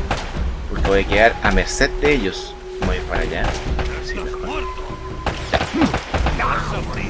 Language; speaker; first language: Spanish; native; Spanish